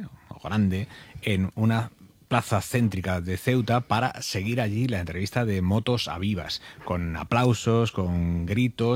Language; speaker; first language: Spanish; native; Spanish